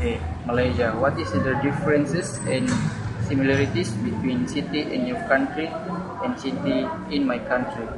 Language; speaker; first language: English; non-native, learner; Malay